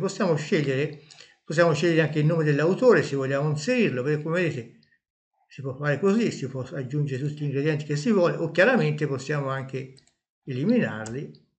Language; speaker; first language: Italian; native; Italian